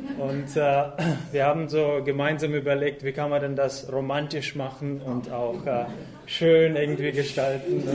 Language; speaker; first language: German; non-native, fluent; Russian